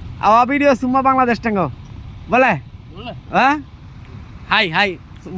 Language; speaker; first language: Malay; non-native, learner; Bangla